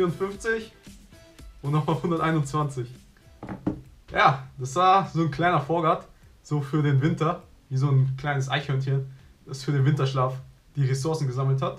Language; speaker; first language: German; native; German